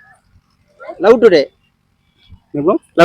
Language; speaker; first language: Tamil; native; Tamil